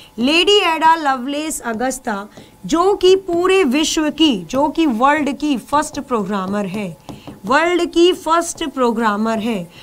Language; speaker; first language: Hindi; native; Hindi